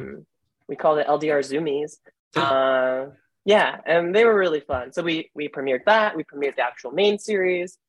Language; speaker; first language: English; native; English